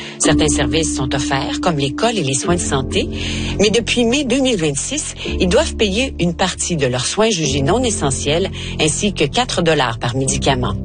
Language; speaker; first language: French; native; French